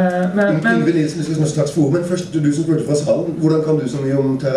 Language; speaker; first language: Norwegian; native; Norwegian